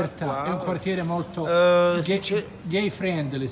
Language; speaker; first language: Italian; native; Italian